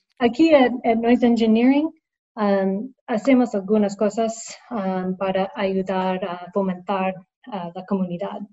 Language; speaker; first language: Spanish; non-native, learner; English